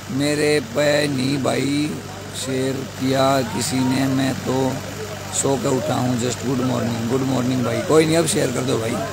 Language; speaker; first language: Hindi; native; Hindi